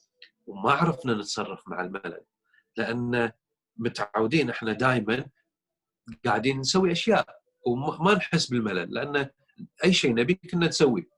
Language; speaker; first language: Arabic; native; Arabic